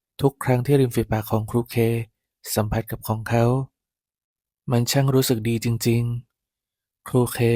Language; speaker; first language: Thai; native; Thai